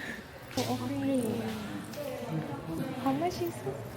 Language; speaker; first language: English; non-native, local second language; Malay